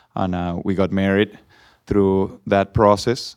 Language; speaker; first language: English; non-native, fluent; Spanish